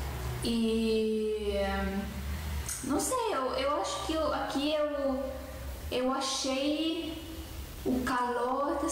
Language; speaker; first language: Portuguese; non-native, fluent; Estonian